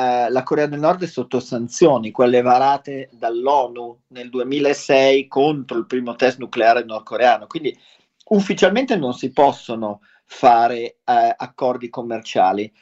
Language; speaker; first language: Italian; native; Italian